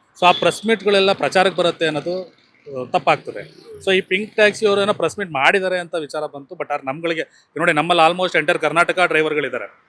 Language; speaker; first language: Kannada; native; Kannada